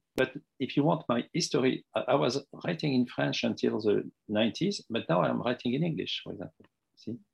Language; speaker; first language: English; non-native, fluent; French